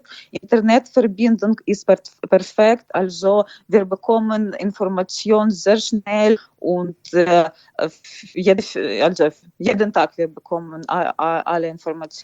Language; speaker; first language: German; non-native, fluent; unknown